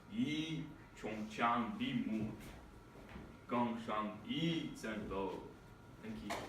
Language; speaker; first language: Chinese; non-native, learner; English